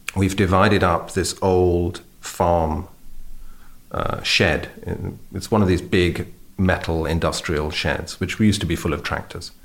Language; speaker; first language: English; native; English